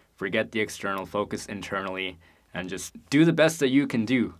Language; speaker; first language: English; native; English